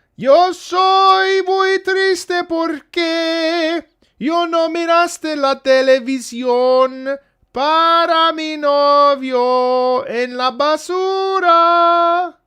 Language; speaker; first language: Spanish; non-native, learner; English